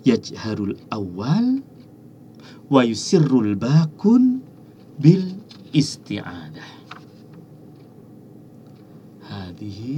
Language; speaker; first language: Arabic; non-native, fluent; Indonesian